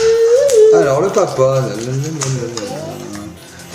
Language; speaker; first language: French; native; French